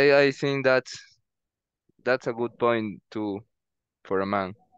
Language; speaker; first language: English; non-native, learner; Spanish